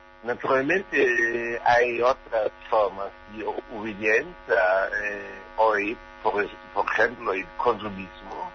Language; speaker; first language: Spanish; non-native, learner; German